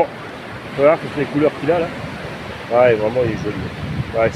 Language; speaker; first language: French; native; French